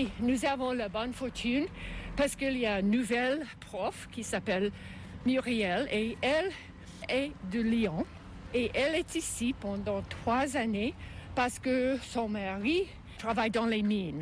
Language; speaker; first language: French; non-native, local second language; English